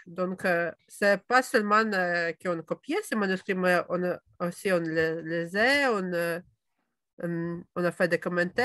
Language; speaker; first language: French; non-native, fluent; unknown